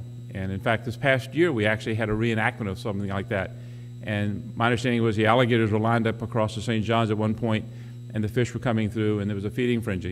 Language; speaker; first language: English; native; English